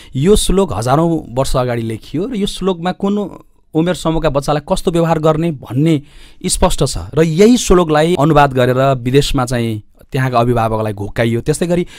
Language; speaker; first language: Nepali; native; Nepali